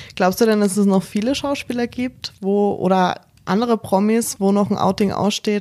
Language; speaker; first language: German; native; German